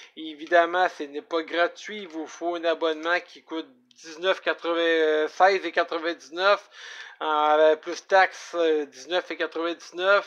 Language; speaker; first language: French; native; French